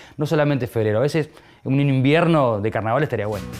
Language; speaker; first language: Spanish; native; Spanish